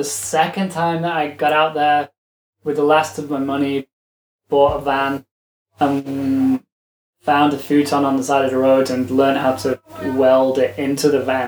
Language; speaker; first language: English; native; English